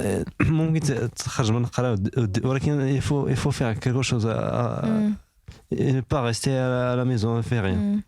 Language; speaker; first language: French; non-native, learner; Arabic